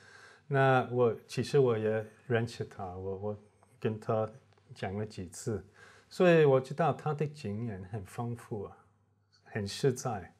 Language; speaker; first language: Chinese; non-native, fluent; English